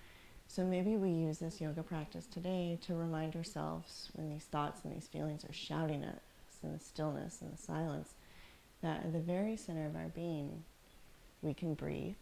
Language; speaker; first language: English; native; English